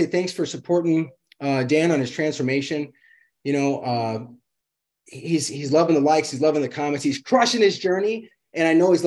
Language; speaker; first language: English; native; English